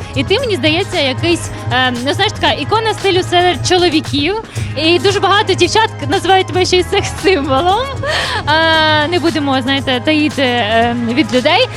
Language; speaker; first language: Ukrainian; native; Ukrainian